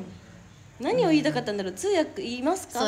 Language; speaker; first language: Japanese; native; Japanese